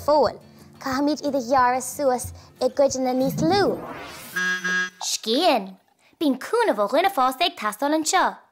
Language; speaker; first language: Irish; native; Irish